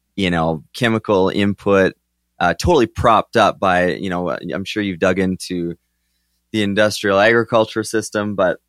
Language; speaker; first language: English; native; English